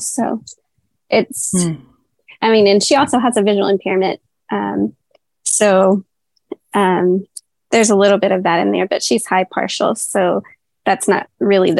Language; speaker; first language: English; native; English